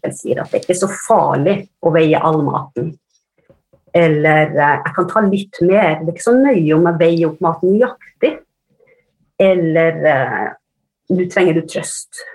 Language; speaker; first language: Norwegian; early bilingual, other home language; Finnish